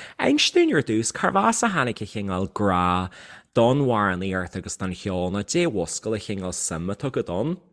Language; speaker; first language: Irish; native; Irish